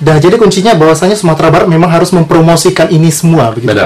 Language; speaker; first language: Indonesian; native; Indonesian